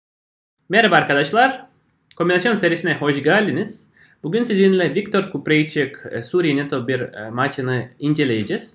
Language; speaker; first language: Turkish; non-native, fluent; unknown